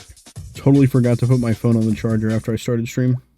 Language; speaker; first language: English; native; English